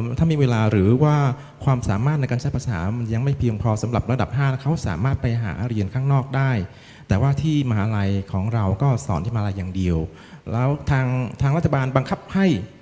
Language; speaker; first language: Thai; non-native, fluent; Vietnamese